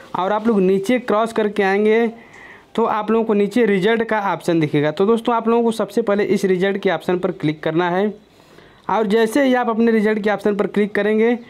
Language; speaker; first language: Hindi; native; Hindi